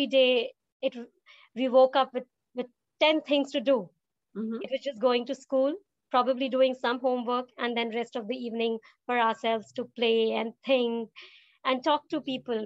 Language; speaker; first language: English; non-native, local second language; Hindi